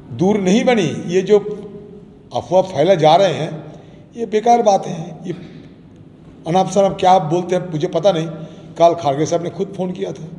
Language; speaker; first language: Hindi; non-native, local second language; Bangla